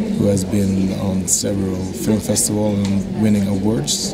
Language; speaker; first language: English; non-native, fluent; Swedish